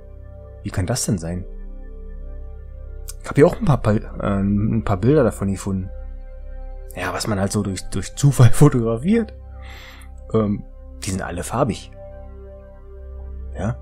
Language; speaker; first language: German; native; German